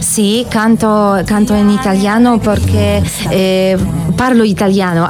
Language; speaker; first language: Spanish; non-native, learner; Polish